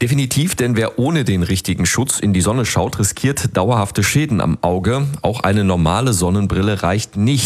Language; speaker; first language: German; native; German